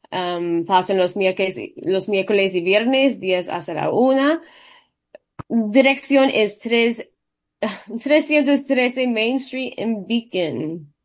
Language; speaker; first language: Spanish; early bilingual, heritage; Spanish